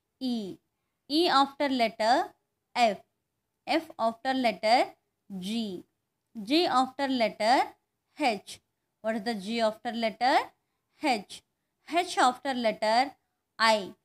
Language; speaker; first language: English; non-native, local second language; Telugu